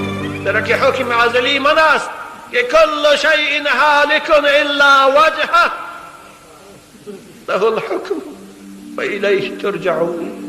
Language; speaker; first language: Persian; native; Persian